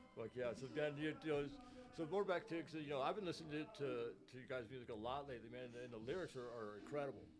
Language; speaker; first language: English; native; English